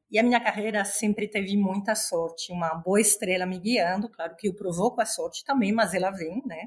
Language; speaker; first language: Portuguese; non-native, fluent; Spanish